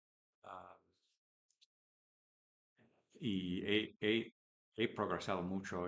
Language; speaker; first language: Spanish; non-native, learner; English